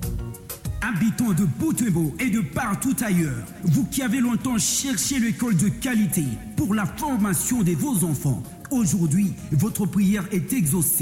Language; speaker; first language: French; non-native, local second language; Swahili